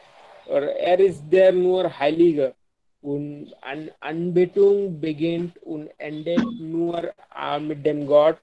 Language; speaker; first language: German; non-native, learner; Hindi